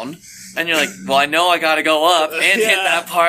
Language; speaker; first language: English; native; English